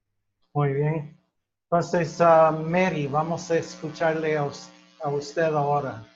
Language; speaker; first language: Spanish; non-native, fluent; English